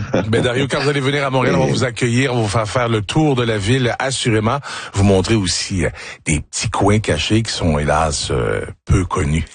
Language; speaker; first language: French; native; French